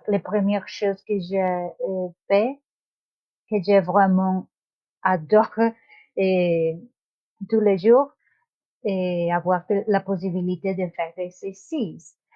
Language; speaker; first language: French; non-native, learner; Spanish